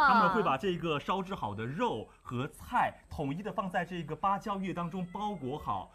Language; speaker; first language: Chinese; native; Chinese